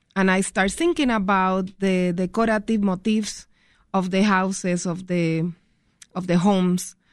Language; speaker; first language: English; non-native, fluent; Spanish